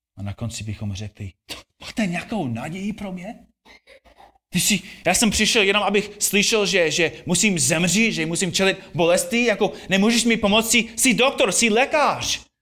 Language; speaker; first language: Czech; non-native, fluent; English